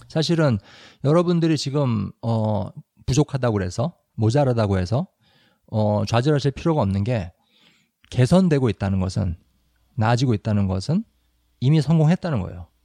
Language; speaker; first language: Korean; native; Korean